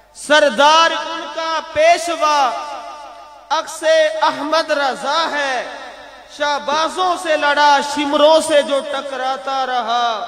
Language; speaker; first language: Urdu; non-native, local second language; Punjabi